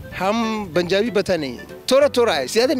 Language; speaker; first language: Hindi; non-native, learner; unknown